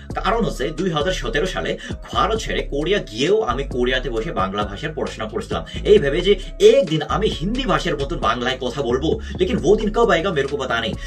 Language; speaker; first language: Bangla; non-native, fluent; Korean